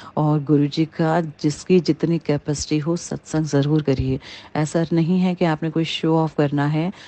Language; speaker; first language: Hindi; native; Hindi